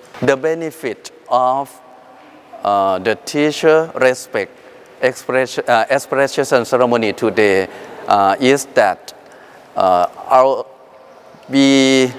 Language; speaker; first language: English; non-native, fluent; Thai